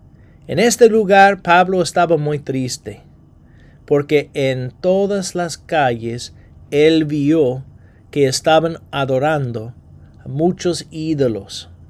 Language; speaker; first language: Spanish; non-native, fluent; English